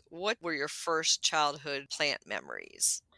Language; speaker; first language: English; native; English